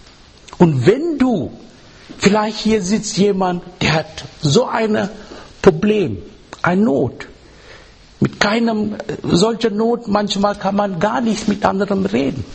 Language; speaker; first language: German; non-native, learner; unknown